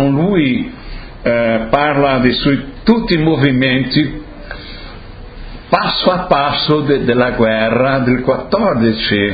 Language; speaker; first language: Italian; early bilingual, heritage; Portuguese